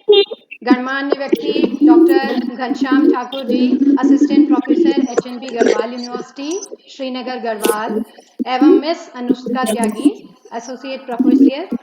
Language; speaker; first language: Hindi; native; Hindi